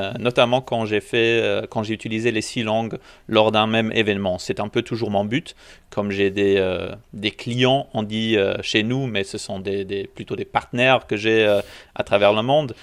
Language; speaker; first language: French; non-native, local second language; English